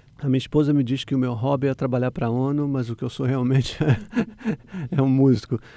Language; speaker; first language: Portuguese; native; Portuguese